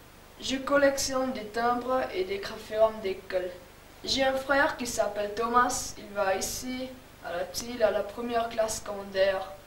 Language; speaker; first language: French; non-native, learner; German